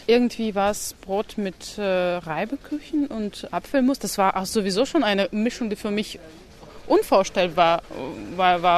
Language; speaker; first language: German; non-native, fluent; Belarusian